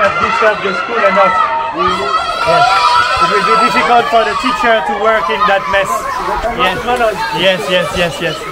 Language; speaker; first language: English; non-native, fluent; French